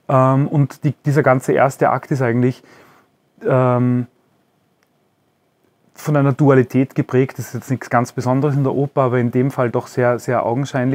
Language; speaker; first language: German; native; German